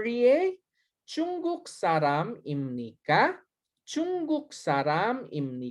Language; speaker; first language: Korean; non-native, learner; Hiligaynon